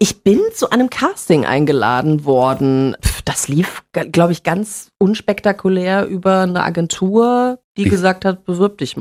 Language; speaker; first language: German; native; German